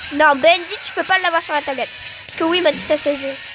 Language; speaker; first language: French; native; French